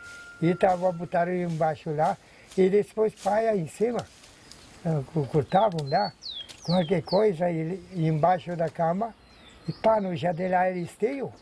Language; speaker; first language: Portuguese; non-native, local second language; Polish